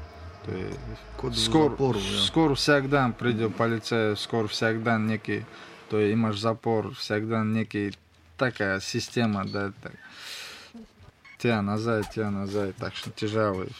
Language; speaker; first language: Slovenian; non-native, learner; Russian